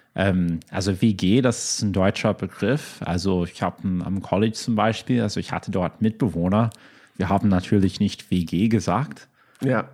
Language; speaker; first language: German; non-native, fluent; English